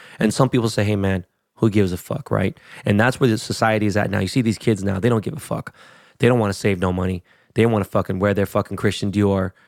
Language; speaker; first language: English; native; English